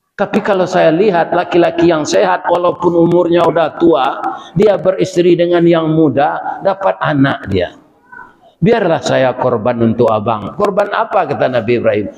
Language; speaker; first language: Malay; non-native, local second language; Minangkabau